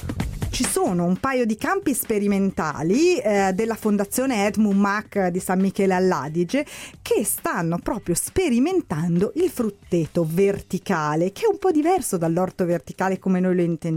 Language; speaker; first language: Italian; native; Italian